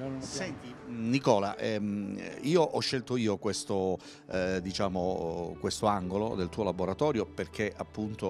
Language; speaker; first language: Italian; native; Italian